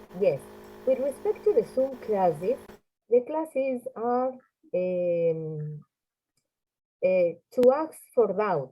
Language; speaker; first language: English; non-native, fluent; Spanish